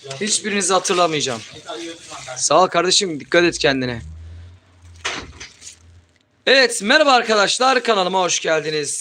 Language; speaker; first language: Turkish; native; Turkish